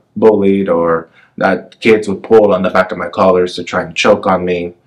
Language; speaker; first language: English; native; English